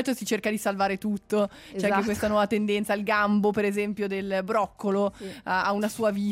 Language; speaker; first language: Italian; native; Italian